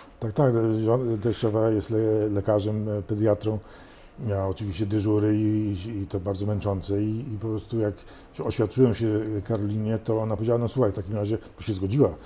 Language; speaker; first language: Polish; early bilingual, heritage; Polish